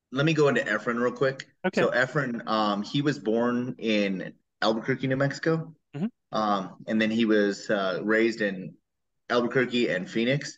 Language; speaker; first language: English; native; English